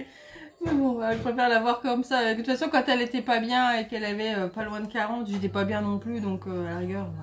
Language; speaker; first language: French; native; French